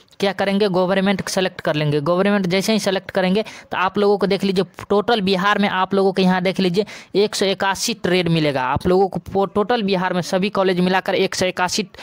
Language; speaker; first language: Hindi; native; Hindi